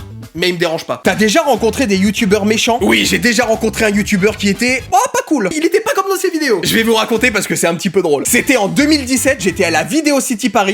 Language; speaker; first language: French; native; French